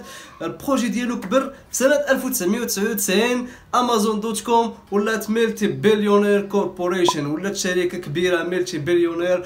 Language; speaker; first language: Arabic; native; Arabic